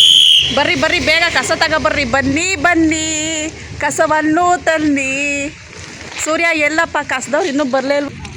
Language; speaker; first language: Kannada; native; Kannada